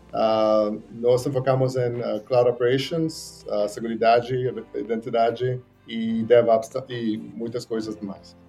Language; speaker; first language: Portuguese; non-native, learner; English